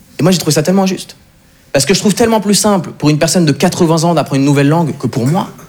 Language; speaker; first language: French; native; French